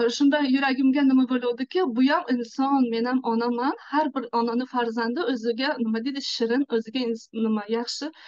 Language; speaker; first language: Uzbek; non-native, local second language; Tajik